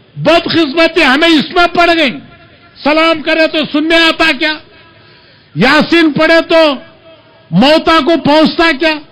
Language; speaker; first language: Urdu; native; Urdu